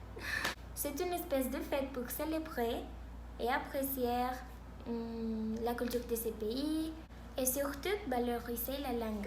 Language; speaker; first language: French; non-native, learner; Spanish